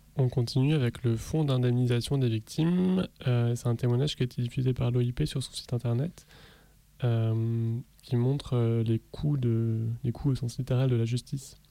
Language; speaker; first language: French; native; French